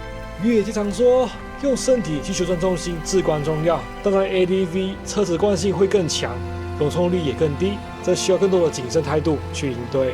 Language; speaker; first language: Chinese; native; Chinese